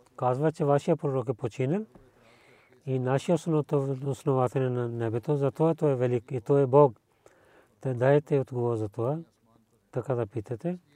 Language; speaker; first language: Bulgarian; non-native, learner; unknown